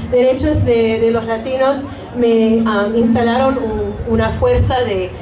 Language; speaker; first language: Spanish; early bilingual, heritage; Spanish